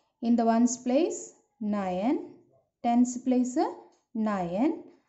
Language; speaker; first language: English; non-native, local second language; Malayalam